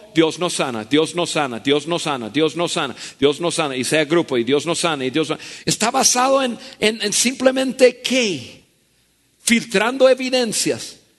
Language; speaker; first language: Spanish; non-native, fluent; English